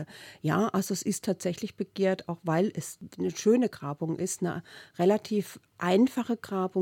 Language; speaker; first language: German; native; German